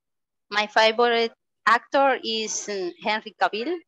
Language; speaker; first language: English; non-native, learner; Spanish